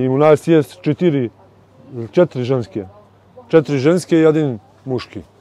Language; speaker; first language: Russian; non-native, learner; Serbian